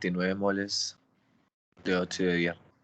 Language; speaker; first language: Spanish; native; Spanish